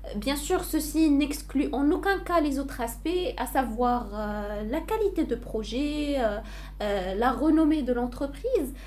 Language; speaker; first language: French; non-native, local second language; Arabic